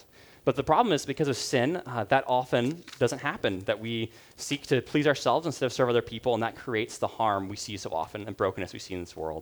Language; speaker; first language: English; native; English